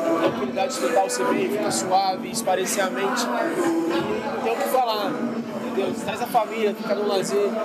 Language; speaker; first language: Portuguese; native; Portuguese